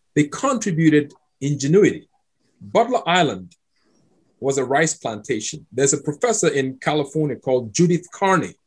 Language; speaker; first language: English; non-native, local second language; Akan